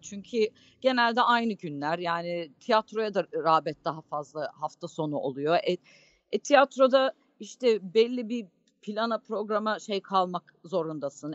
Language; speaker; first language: Turkish; non-native, fluent; English